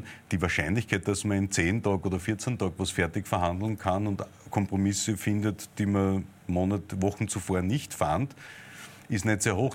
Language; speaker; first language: German; native; German